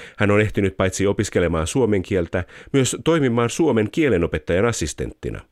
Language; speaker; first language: Finnish; native; Finnish